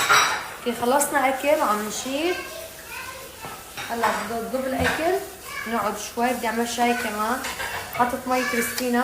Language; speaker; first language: Arabic; native; Arabic